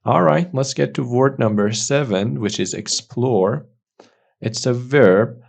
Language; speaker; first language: English; non-native, fluent; Persian